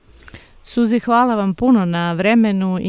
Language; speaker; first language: Serbian; native; Serbian